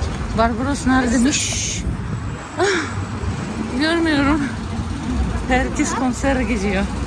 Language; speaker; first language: Turkish; non-native, learner; Russian